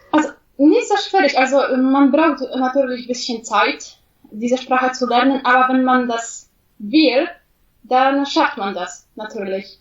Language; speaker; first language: German; non-native, fluent; Polish